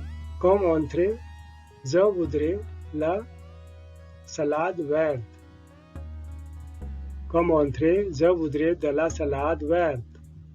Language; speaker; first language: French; non-native, learner; Hindi